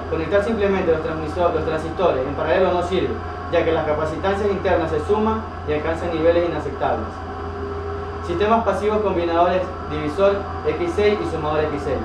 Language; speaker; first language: Spanish; native; Spanish